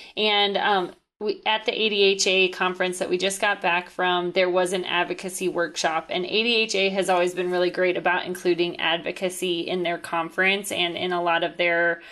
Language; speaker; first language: English; native; English